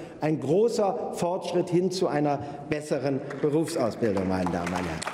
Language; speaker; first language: German; native; German